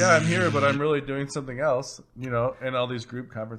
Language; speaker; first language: English; native; English